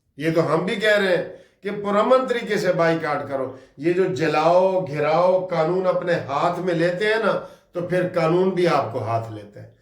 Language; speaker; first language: Urdu; non-native, local second language; Saraiki